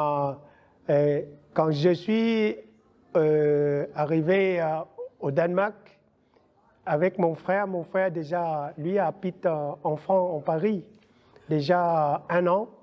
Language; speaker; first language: French; non-native, learner; Vietnamese